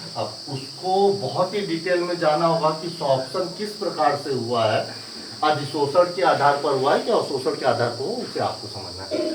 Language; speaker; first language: Hindi; native; Hindi